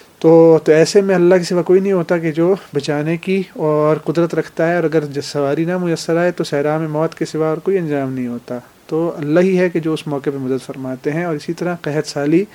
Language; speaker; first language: Urdu; native; Urdu